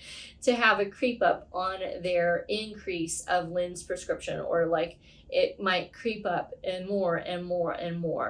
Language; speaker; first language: English; native; English